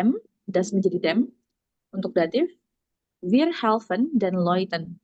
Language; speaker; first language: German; non-native, learner; Indonesian